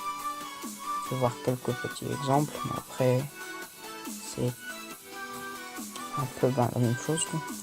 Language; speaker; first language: French; native; French